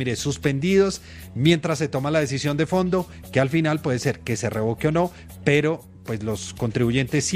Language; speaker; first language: Spanish; native; Spanish